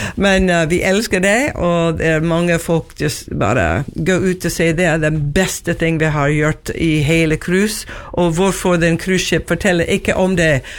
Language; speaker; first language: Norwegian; non-native, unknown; English